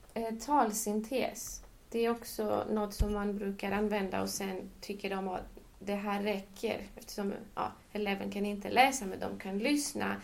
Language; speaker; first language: Swedish; non-native, fluent; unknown